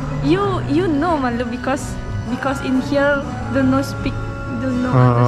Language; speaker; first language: English; non-native, learner; Indonesian